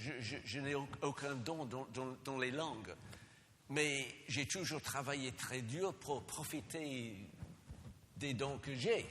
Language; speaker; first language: French; non-native, fluent; English